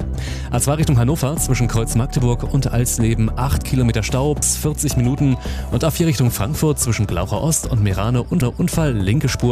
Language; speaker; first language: German; native; German